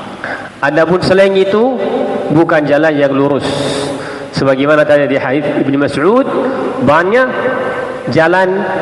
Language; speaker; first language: Indonesian; non-native, fluent; Arabic